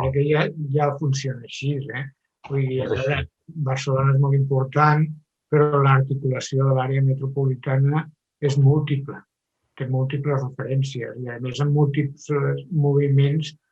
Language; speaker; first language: Catalan; native; Catalan